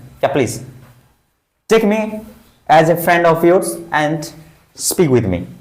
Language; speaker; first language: English; non-native, fluent; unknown